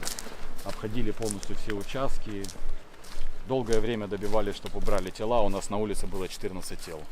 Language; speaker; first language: Russian; native; Russian